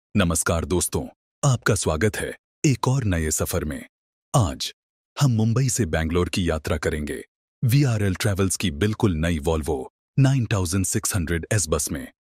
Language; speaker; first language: Hindi; non-native, local second language; Marathi